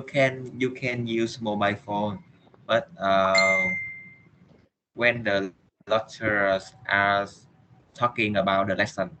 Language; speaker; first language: English; non-native, learner; Vietnamese